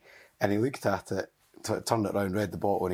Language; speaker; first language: English; native; English